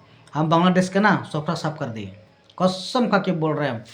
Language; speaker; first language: Hindi; non-native, local second language; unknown